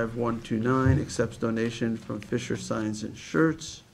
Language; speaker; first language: English; native; English